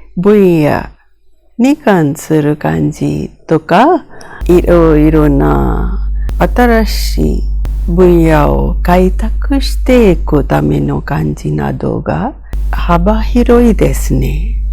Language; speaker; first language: Japanese; non-native, fluent; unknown